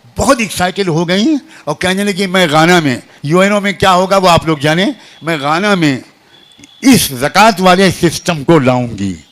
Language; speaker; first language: Urdu; native; Urdu